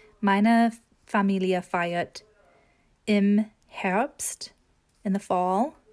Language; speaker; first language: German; non-native, fluent; English